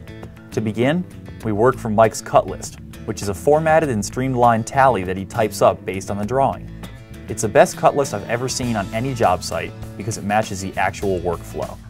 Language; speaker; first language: English; native; English